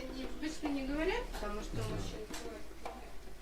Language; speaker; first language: Russian; native; Russian